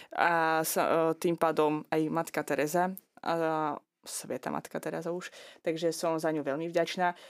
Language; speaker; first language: Slovak; non-native, fluent; Azerbaijani